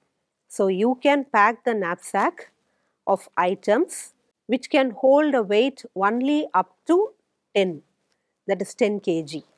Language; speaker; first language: English; non-native, local second language; Tamil